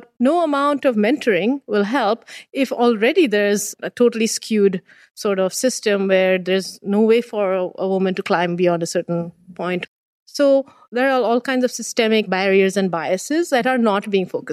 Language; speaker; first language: English; non-native, local second language; Bangla